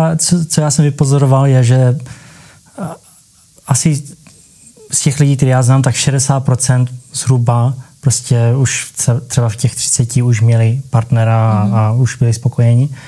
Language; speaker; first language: Czech; early bilingual, heritage; Czech